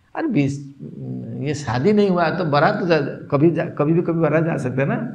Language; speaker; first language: Hindi; non-native, local second language; Odia